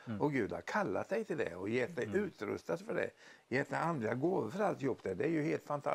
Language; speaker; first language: Swedish; native; Swedish